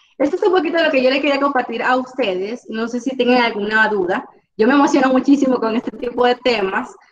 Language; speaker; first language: Spanish; native; Spanish